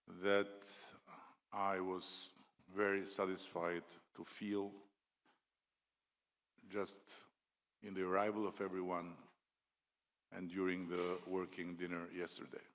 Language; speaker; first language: English; non-native, local second language; Albanian